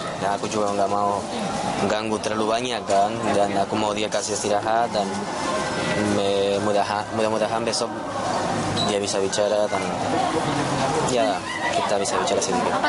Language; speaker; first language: Indonesian; non-native, fluent; Spanish